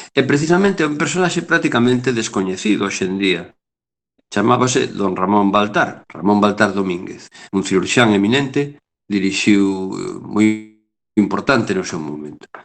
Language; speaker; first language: Galician; native; Galician